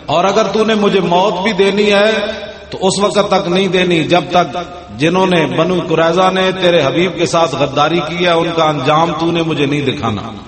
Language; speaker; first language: Urdu; non-native, local second language; Punjabi